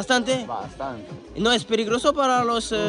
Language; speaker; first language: Spanish; non-native, learner; French